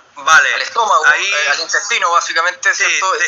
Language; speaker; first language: Spanish; native; Spanish